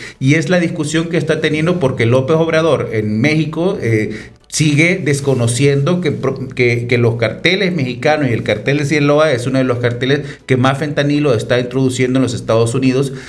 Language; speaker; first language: Spanish; native; Spanish